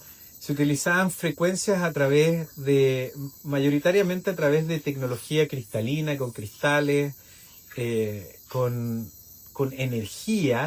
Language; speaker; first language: Spanish; native; Spanish